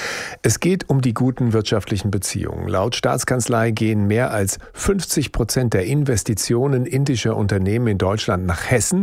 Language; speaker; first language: German; native; German